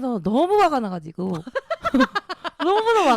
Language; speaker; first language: Korean; early bilingual, heritage; Japanese